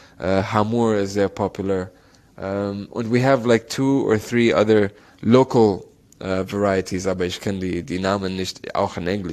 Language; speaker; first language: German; non-native, learner; Arabic